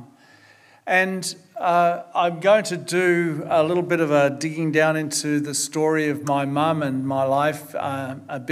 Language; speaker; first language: English; native; English